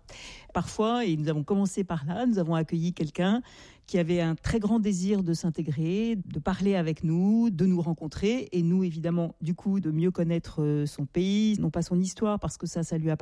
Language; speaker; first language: French; native; French